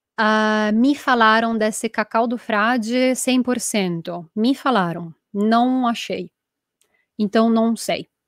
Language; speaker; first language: Portuguese; non-native, fluent; Italian